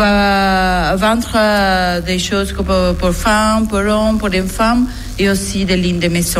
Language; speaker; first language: French; non-native, fluent; Spanish